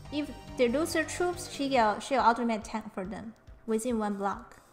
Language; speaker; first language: English; non-native, fluent; Chinese